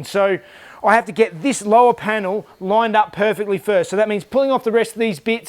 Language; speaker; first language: English; native; English